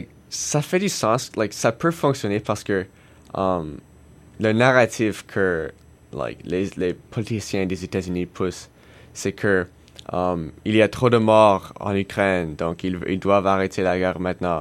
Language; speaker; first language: French; non-native, learner; English